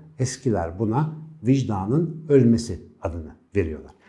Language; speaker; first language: Turkish; native; Turkish